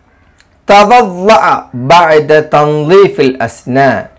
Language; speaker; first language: Arabic; non-native, fluent; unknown